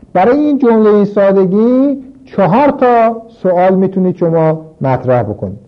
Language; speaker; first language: Persian; native; Persian